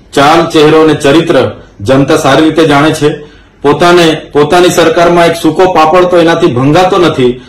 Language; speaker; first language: Gujarati; non-native, local second language; Vasavi